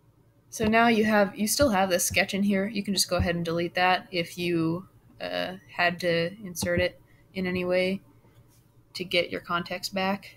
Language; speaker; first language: English; native; English